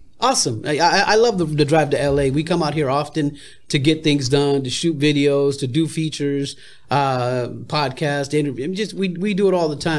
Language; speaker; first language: English; native; English